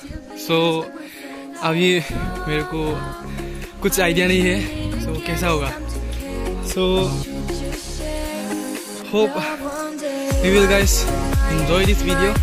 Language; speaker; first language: Hindi; non-native, local second language; Karbi